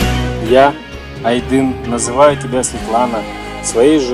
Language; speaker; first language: Russian; native; Russian